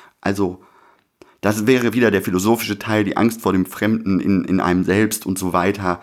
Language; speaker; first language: German; native; German